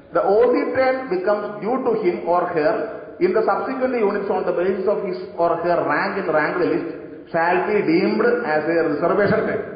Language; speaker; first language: English; non-native, local second language; Malayalam